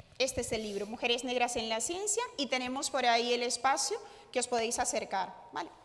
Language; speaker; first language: Spanish; native; Spanish